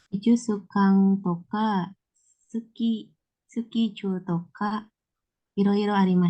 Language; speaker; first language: Japanese; non-native, learner; Indonesian